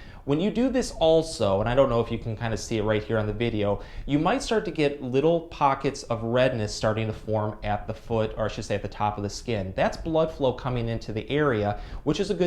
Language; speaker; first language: English; native; English